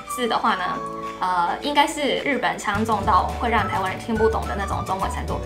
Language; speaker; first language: Chinese; non-native, fluent; Japanese